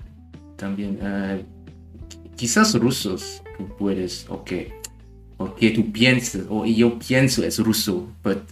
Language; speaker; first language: Spanish; non-native, learner; German